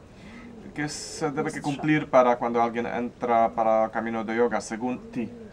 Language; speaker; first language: Spanish; non-native, learner; Polish